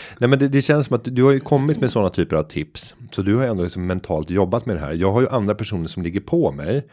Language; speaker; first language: Swedish; native; Swedish